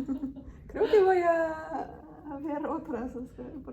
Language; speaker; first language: Spanish; non-native, fluent; French